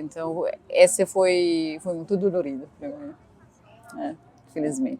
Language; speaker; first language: Portuguese; non-native, fluent; Arabic